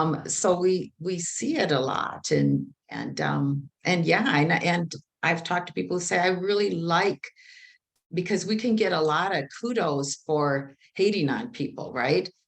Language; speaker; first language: English; native; English